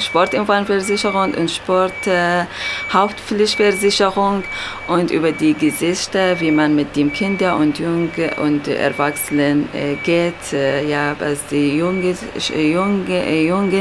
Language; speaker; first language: German; non-native, learner; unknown